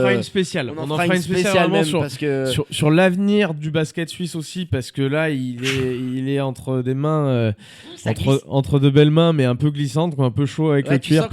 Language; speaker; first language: French; native; French